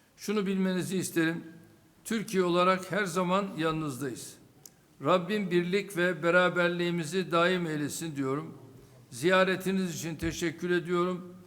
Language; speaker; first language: Turkish; native; Turkish